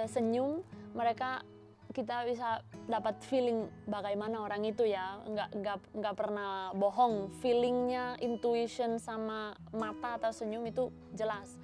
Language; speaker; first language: Indonesian; non-native, fluent; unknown